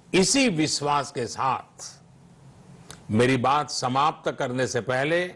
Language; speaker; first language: Hindi; non-native, local second language; Gujarati